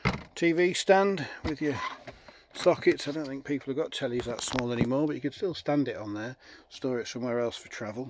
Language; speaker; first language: English; native; English